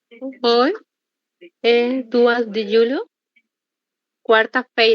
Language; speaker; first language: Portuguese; non-native, learner; Spanish